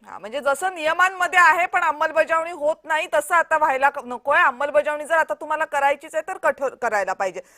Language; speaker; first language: Marathi; native; Marathi